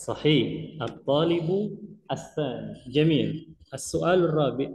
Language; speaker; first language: Arabic; non-native, fluent; Indonesian